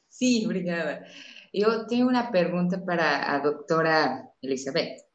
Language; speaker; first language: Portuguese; non-native, fluent; Spanish